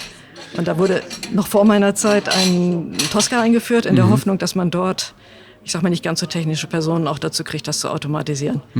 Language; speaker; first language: German; native; German